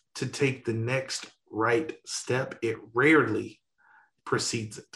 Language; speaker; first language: English; native; English